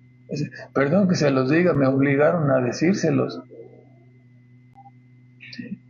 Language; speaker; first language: Spanish; native; Spanish